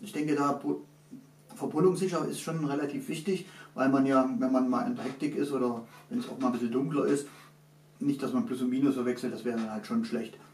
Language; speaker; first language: German; native; German